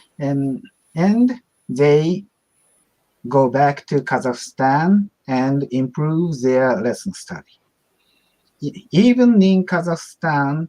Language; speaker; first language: English; non-native, learner; Japanese